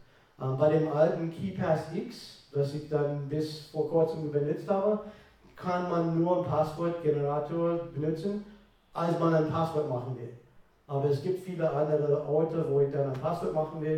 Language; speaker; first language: German; non-native, fluent; English